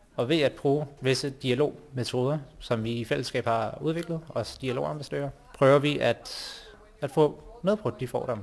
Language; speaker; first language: Danish; early bilingual, other home language; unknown